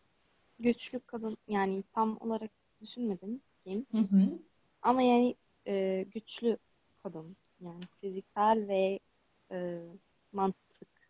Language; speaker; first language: Turkish; non-native, learner; Arabic